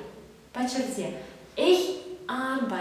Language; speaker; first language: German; non-native, fluent; Belarusian